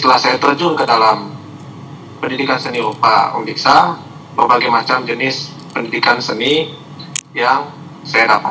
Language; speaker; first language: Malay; non-native, local second language; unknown